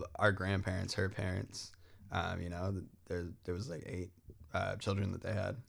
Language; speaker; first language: English; native; English